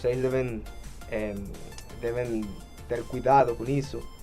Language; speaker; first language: Portuguese; non-native, fluent; Spanish